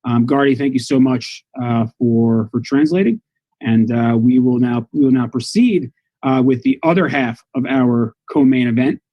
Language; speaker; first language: English; native; English